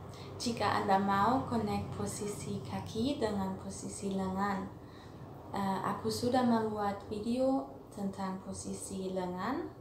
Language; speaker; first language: Indonesian; non-native, learner; German